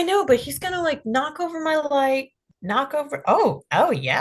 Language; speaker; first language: English; native; English